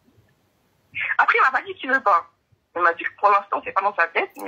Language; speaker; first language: French; native; French